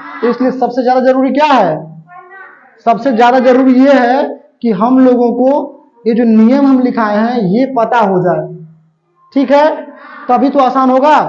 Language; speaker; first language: Hindi; native; Hindi